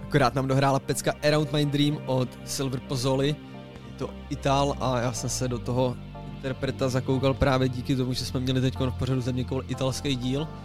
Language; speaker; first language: Czech; native; Czech